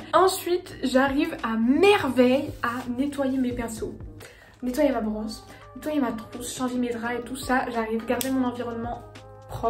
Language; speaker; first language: French; native; French